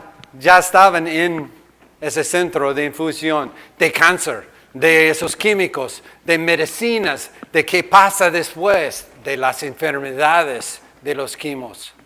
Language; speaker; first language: Spanish; non-native, fluent; English